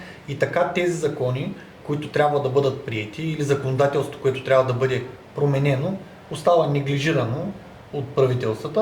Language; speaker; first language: Bulgarian; native; Bulgarian